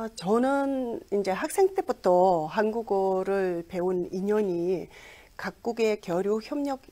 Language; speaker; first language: Korean; non-native, fluent; Mongolian